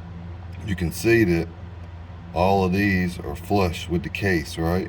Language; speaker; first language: English; native; English